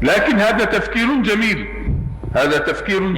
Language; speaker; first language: Arabic; native; Arabic